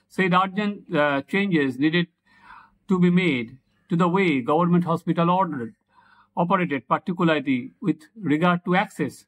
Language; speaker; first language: English; non-native, local second language; Bangla